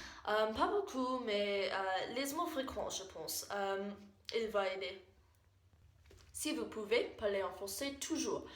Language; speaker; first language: French; non-native, learner; English